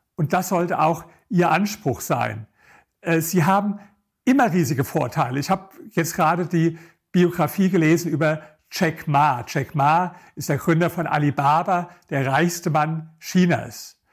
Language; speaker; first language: German; native; German